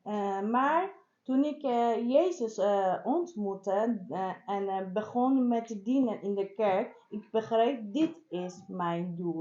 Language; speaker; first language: Dutch; non-native, learner; Persian